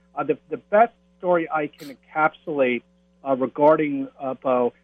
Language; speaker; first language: English; native; English